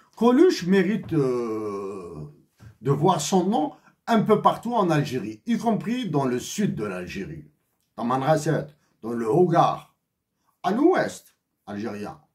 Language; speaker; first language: French; non-native, local second language; Kabyle